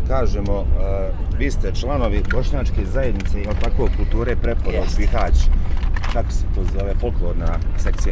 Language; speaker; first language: Bosnian; native; Bosnian